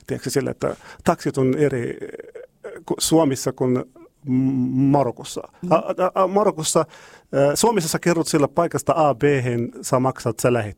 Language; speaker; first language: Finnish; non-native, fluent; Arabic